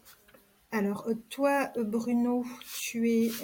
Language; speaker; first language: French; native; French